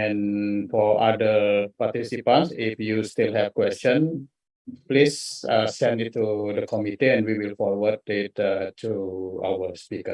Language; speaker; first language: English; non-native, fluent; Indonesian